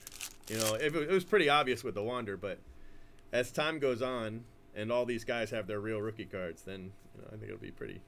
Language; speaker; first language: English; native; English